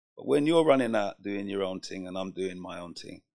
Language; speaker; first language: English; native; English